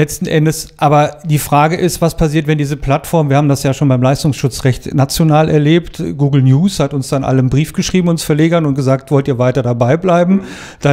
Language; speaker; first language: German; native; German